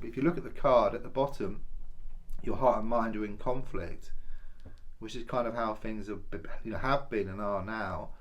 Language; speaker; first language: English; native; English